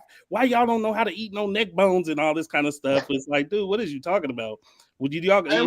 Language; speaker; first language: English; native; English